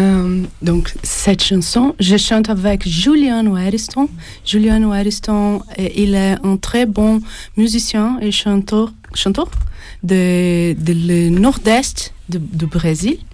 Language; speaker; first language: French; non-native, fluent; Portuguese